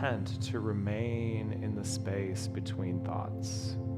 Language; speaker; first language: English; native; English